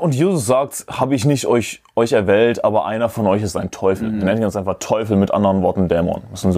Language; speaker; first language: German; native; German